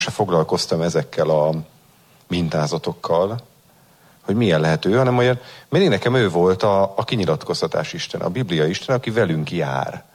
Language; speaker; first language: Hungarian; native; Hungarian